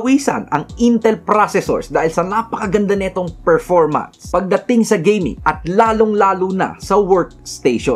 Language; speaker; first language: Filipino; native; Filipino